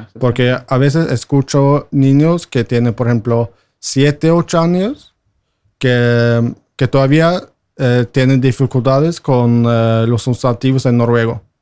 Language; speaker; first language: Spanish; non-native, fluent; Norwegian